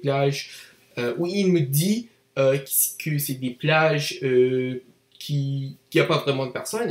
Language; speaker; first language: French; non-native, learner; English